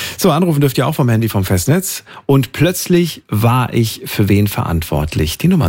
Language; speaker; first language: German; native; German